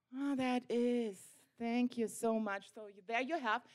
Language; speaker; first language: English; non-native, fluent; German